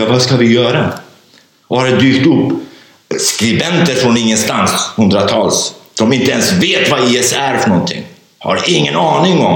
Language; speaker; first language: Swedish; non-native, fluent; Kurdish